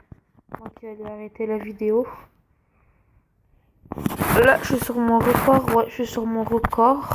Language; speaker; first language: French; native; French